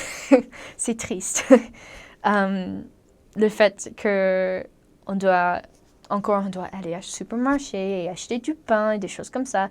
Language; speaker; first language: French; non-native, learner; English